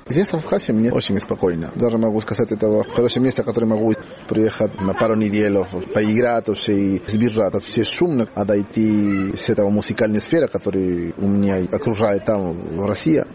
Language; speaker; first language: Russian; non-native, fluent; Spanish